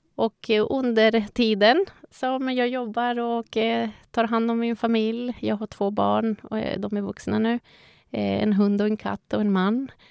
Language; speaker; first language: Swedish; non-native, fluent; Spanish